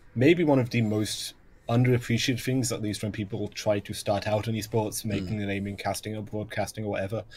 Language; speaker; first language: English; native; English